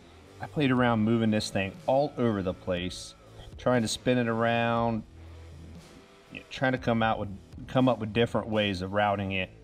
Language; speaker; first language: English; native; English